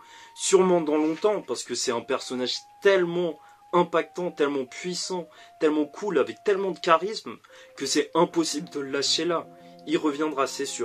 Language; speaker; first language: French; native; French